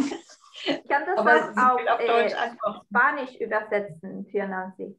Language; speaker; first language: German; non-native, fluent; Spanish